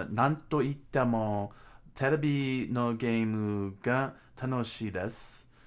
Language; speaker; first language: Japanese; non-native, learner; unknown